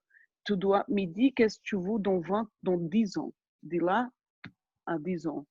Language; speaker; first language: French; non-native, fluent; Portuguese